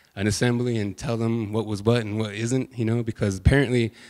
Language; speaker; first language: English; native; English